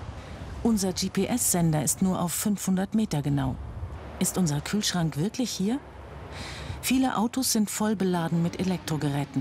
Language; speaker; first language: German; native; German